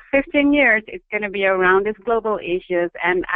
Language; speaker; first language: English; non-native, local second language; Filipino